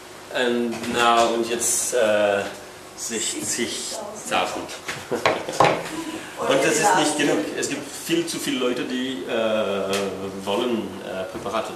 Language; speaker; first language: German; non-native, learner; French